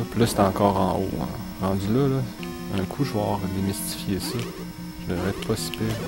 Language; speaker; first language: French; native; French